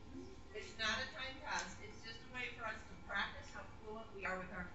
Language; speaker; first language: English; native; English